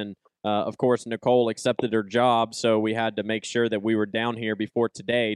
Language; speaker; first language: English; native; English